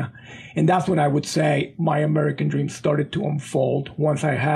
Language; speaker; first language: English; non-native, fluent; Spanish